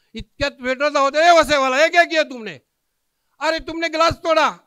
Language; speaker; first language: Hindi; non-native, local second language; Marathi